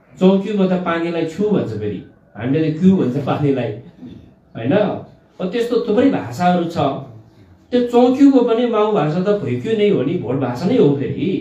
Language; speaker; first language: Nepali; non-native, local second language; Gurung